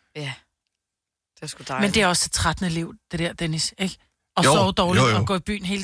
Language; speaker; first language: Danish; native; Danish